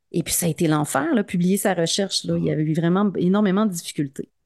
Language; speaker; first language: French; native; French